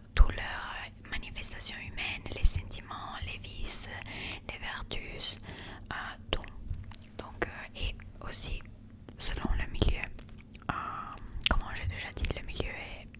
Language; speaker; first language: French; non-native, learner; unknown